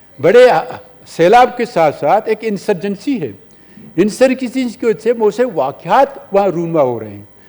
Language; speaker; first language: Urdu; non-native, local second language; Baluchi